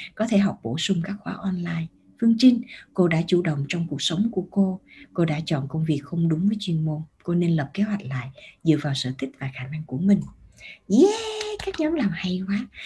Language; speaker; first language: Vietnamese; early bilingual, heritage; Vietnamese